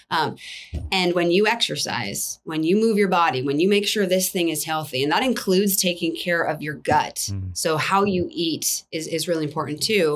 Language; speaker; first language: English; native; English